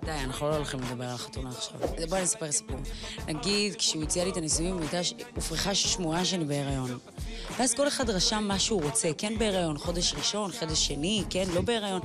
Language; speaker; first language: Hebrew; native; Hebrew